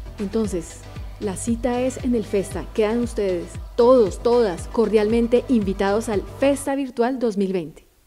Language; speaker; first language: Spanish; native; Spanish